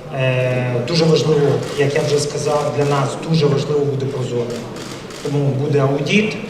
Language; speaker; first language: Ukrainian; non-native, local second language; Russian